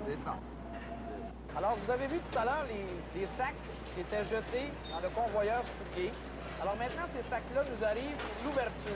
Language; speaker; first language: French; native; French